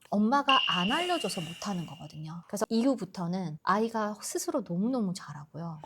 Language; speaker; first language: Korean; native; Korean